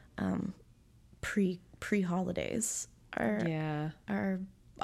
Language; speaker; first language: English; native; English